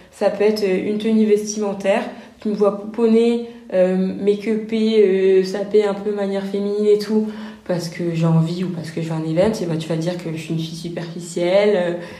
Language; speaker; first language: French; native; French